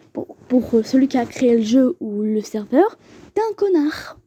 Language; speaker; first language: French; native; French